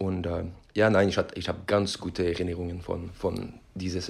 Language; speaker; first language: German; non-native, learner; French